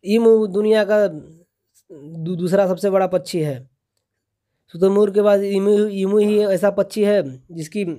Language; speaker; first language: Hindi; native; Hindi